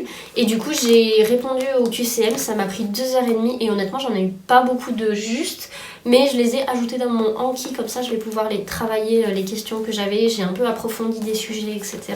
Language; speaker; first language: French; native; French